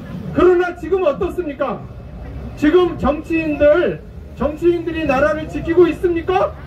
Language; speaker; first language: Korean; native; Korean